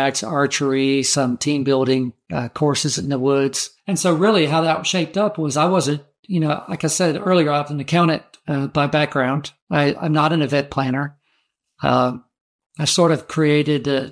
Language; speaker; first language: English; native; English